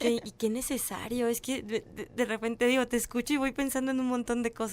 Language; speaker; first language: Spanish; native; Spanish